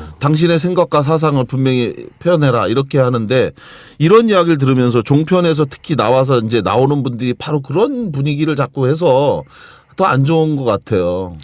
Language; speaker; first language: Korean; native; Korean